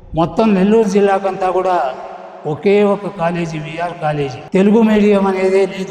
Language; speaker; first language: Telugu; non-native, local second language; Tamil